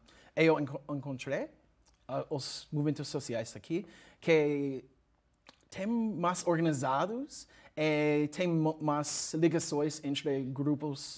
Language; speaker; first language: Portuguese; non-native, learner; English